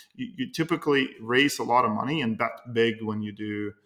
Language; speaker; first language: English; non-native, fluent; Norwegian